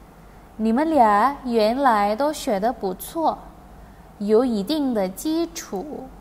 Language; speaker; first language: Chinese; non-native, fluent; Indonesian